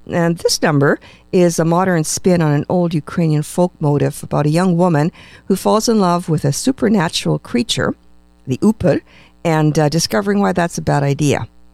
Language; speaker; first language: English; native; English